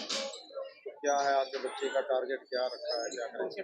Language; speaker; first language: Hindi; native; Hindi